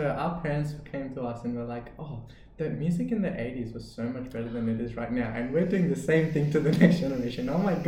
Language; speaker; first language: English; native; English